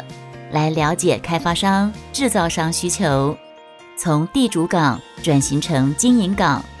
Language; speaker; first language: Chinese; native; Chinese